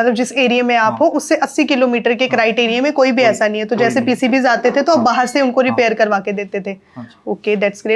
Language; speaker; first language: Hindi; native; Hindi